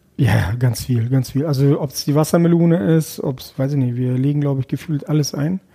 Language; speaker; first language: German; early bilingual, other home language; Russian